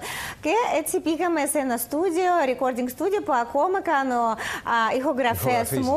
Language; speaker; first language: Greek; non-native, learner; Russian